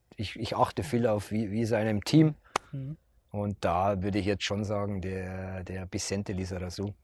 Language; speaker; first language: German; native; German